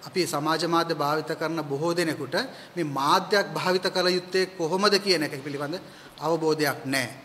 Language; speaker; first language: Sinhala; non-native, local second language; Tamil